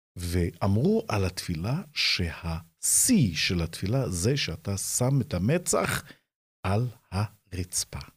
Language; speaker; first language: Hebrew; non-native, local second language; Arabic